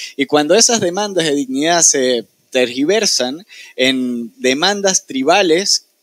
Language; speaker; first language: Spanish; native; Spanish